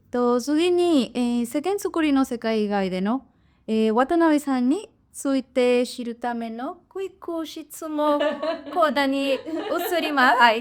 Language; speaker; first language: Japanese; non-native, learner; Spanish